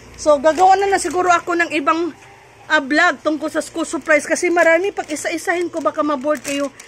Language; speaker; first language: Filipino; native; Filipino